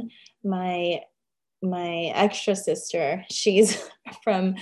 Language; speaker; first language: English; native; English